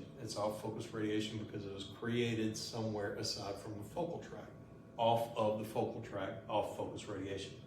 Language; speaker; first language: English; native; English